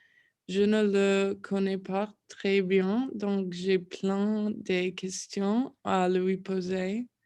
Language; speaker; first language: French; non-native, learner; English